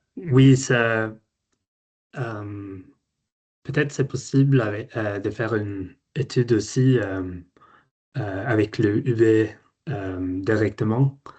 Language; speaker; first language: French; non-native, learner; Swedish